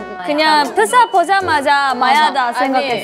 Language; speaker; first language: Korean; non-native, fluent; Japanese